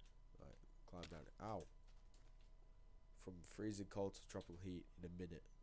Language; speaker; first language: English; native; English